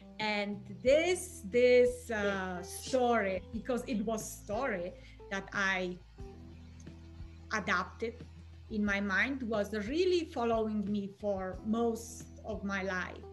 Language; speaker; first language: English; non-native, fluent; Polish